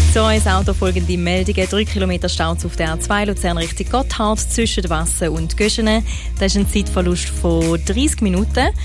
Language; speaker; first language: German; native; German